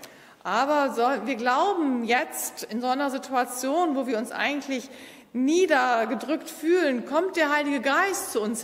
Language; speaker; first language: German; native; German